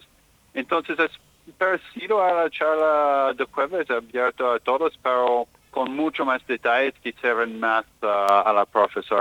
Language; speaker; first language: Spanish; non-native, learner; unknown